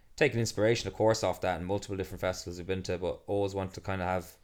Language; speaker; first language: English; native; English